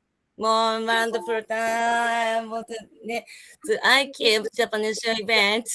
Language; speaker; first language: English; non-native, learner; Japanese